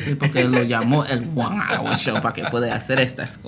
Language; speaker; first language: Spanish; early bilingual, heritage; Spanish